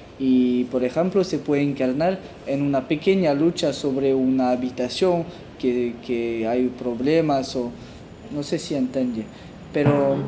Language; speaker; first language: Spanish; non-native, fluent; French